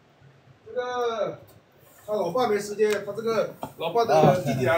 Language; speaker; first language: Chinese; native; Chinese